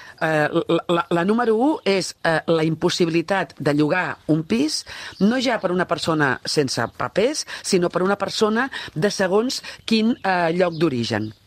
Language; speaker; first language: Catalan; native; Catalan